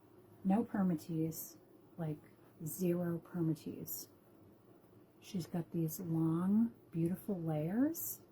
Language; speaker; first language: English; native; English